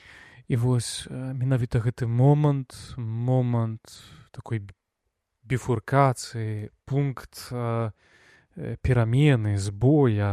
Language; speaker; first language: Belarusian; non-native, local second language; Russian